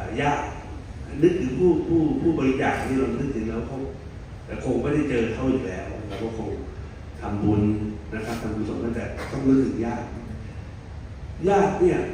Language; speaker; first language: Thai; native; Thai